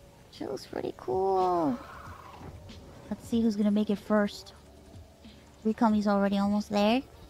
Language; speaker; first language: English; early bilingual, other home language; Spanish